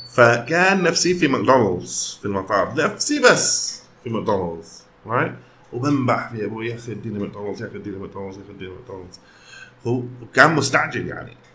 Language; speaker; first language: Arabic; early bilingual, heritage; Arabic